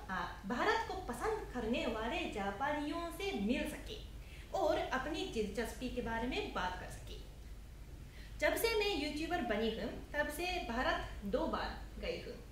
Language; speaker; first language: Hindi; non-native, fluent; Japanese